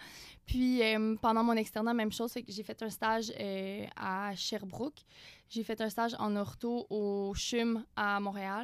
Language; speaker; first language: French; native; French